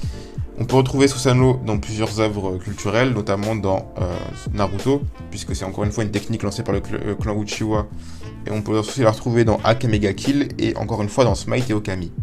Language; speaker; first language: French; native; French